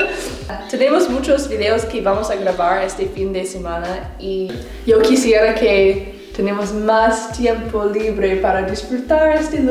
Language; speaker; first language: Spanish; non-native, learner; English